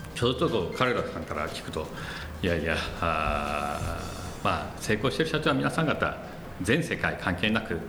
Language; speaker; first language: Japanese; native; Japanese